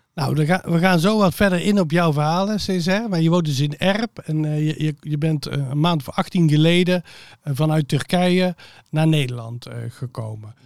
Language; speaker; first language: Dutch; native; Dutch